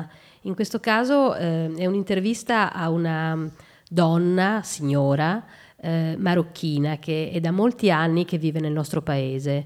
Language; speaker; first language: Italian; native; Italian